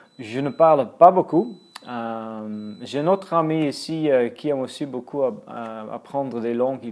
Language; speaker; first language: French; non-native, fluent; Dutch